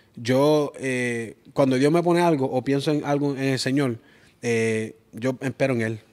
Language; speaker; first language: Spanish; early bilingual, heritage; Spanish